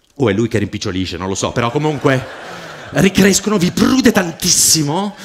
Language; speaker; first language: Italian; native; Italian